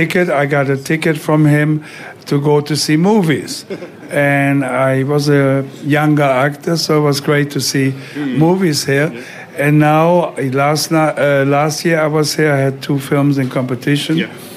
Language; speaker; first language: English; non-native, fluent; German